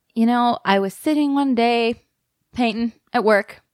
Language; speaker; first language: English; native; English